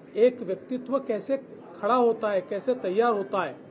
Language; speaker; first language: Hindi; non-native, local second language; Marathi